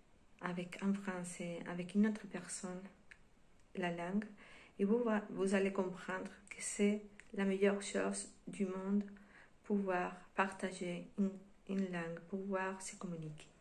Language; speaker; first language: French; non-native, fluent; Spanish